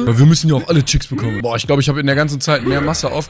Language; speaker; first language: German; native; German